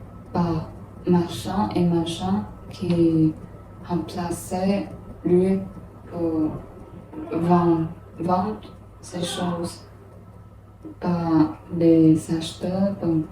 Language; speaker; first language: French; non-native, learner; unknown